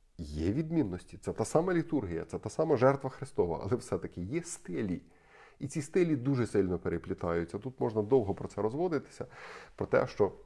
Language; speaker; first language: Ukrainian; native; Ukrainian